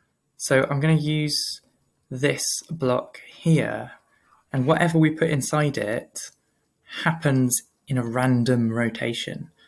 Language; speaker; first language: English; native; English